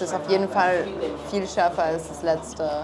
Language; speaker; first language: German; non-native, fluent; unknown